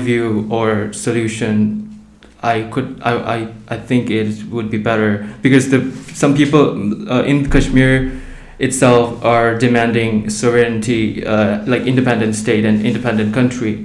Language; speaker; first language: English; non-native, local second language; Tibetan